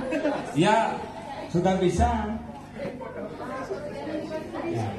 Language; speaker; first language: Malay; non-native, fluent; Bangla